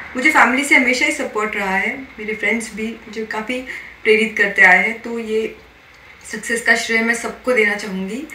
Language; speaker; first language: Hindi; non-native, local second language; Marathi